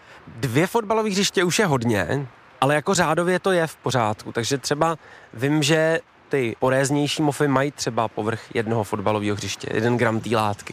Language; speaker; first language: Czech; native; Czech